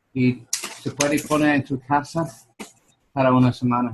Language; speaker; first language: Spanish; non-native, learner; English